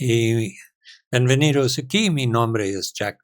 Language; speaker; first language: Spanish; non-native, learner; English